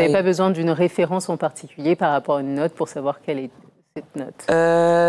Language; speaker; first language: French; native; French